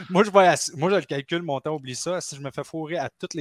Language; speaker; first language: French; native; French